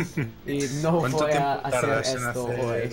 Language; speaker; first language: Spanish; non-native, learner; English